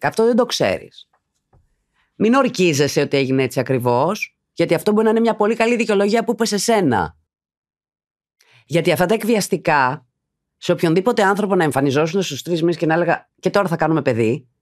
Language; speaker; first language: Greek; native; Greek